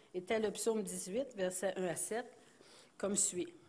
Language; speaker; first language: French; native; French